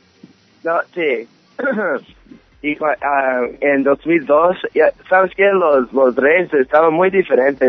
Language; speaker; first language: Spanish; early bilingual, heritage; English